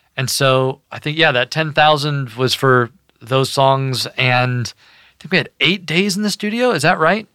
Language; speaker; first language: English; native; English